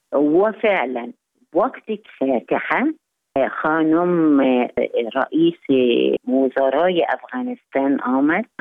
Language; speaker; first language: Persian; non-native, fluent; Arabic